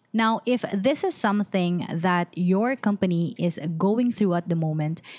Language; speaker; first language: English; non-native, local second language; Filipino